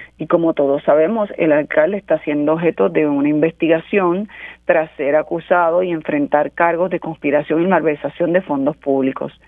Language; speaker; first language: Spanish; native; Spanish